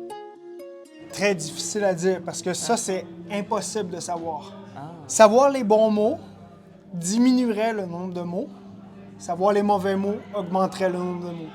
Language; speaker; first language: French; native; French